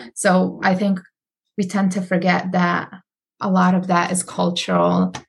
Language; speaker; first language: English; non-native, fluent; Arabic